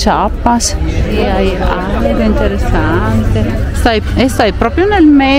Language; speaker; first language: Spanish; non-native, fluent; Italian